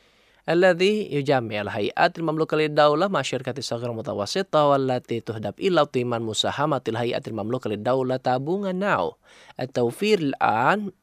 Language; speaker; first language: Arabic; non-native, fluent; Indonesian